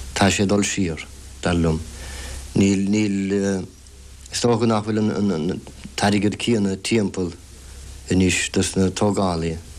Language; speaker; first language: Irish; native; Irish